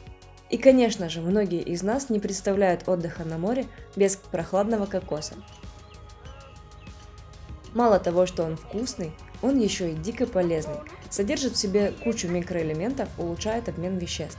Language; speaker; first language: Russian; native; Russian